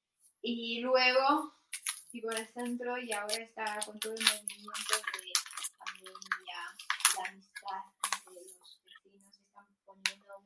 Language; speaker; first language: Spanish; non-native, fluent; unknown